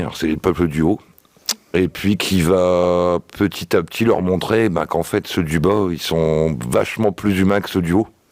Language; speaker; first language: French; native; French